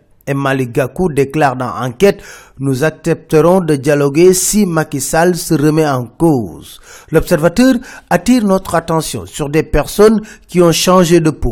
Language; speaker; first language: French; non-native, local second language; Wolof